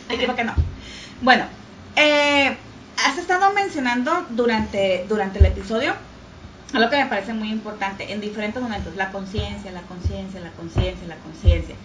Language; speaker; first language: Spanish; native; Spanish